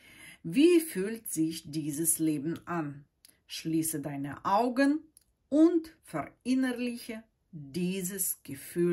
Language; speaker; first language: German; non-native, fluent; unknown